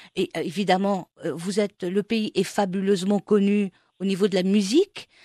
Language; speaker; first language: French; non-native, local second language; Arabic